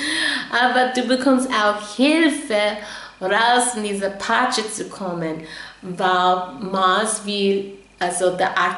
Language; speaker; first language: German; non-native, fluent; English